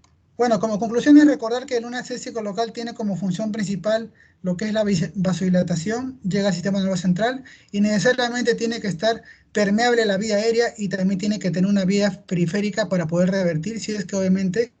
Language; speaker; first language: Spanish; native; Spanish